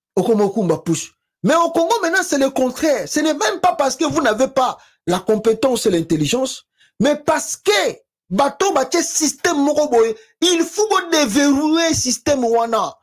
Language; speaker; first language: French; non-native, local second language; Lingala